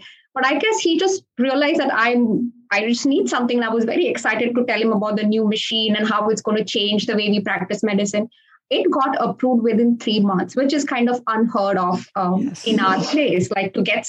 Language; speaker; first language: English; non-native, local second language; Konkani